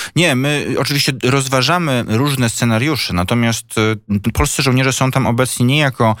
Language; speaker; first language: Polish; native; Polish